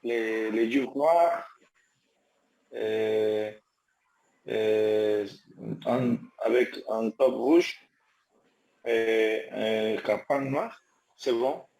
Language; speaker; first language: French; non-native, learner; Spanish